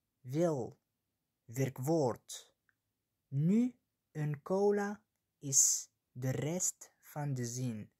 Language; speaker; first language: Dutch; non-native, fluent; Arabic